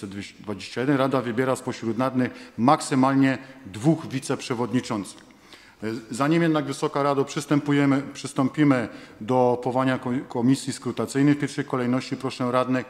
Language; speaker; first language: Polish; native; Polish